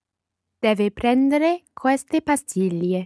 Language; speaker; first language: Italian; non-native, learner; English